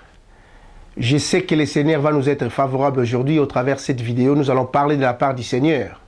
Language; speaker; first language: French; non-native, local second language; Lingala